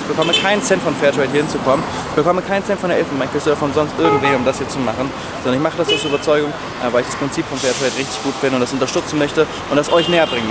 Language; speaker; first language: German; native; German